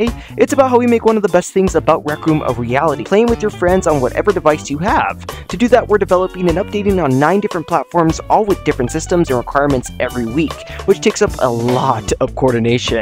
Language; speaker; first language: English; native; English